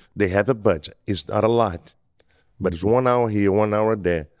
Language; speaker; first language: English; non-native, learner; Portuguese